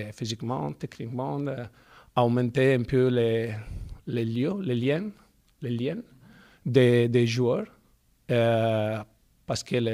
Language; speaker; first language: French; non-native, fluent; Italian